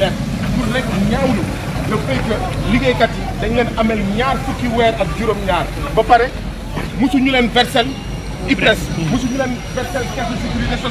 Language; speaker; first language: French; non-native, local second language; Wolof